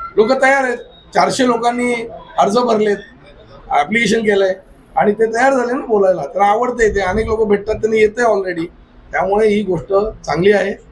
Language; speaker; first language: Marathi; native; Marathi